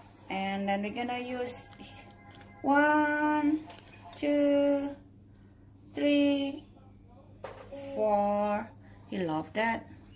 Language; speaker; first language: English; non-native, learner; Indonesian